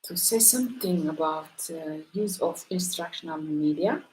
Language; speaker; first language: English; non-native, local second language; Amharic